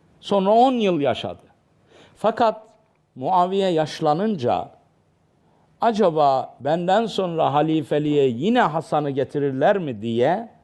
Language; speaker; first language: Turkish; native; Turkish